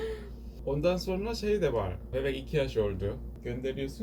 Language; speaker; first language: Turkish; non-native, learner; Korean